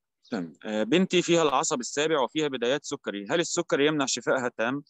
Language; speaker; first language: Arabic; native; Arabic